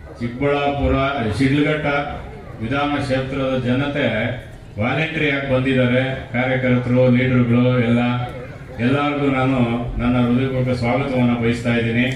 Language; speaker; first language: Kannada; native; Kannada